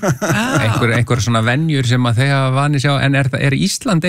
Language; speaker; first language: Icelandic; native; Icelandic